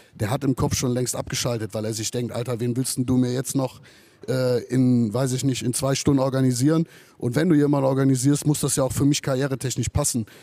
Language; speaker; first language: German; native; German